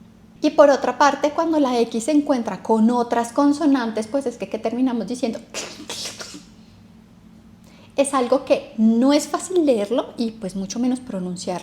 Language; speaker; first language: Spanish; native; Spanish